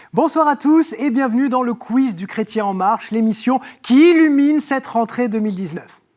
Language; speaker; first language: French; native; French